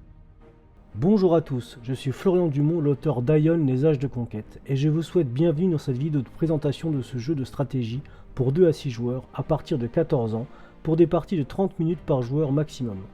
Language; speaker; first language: French; native; French